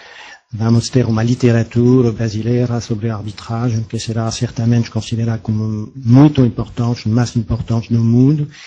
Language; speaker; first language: Portuguese; non-native, fluent; French